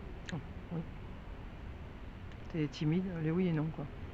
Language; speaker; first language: French; native; French